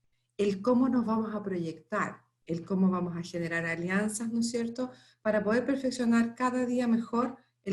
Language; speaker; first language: Spanish; native; Spanish